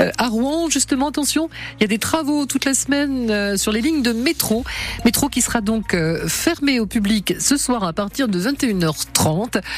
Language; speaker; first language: French; native; French